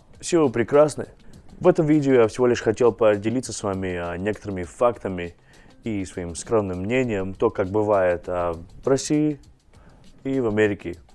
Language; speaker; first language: Russian; non-native, fluent; English